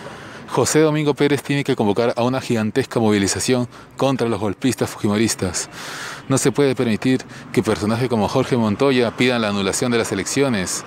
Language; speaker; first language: Spanish; native; Spanish